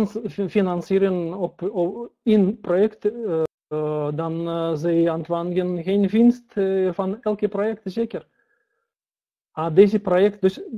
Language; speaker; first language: Dutch; non-native, learner; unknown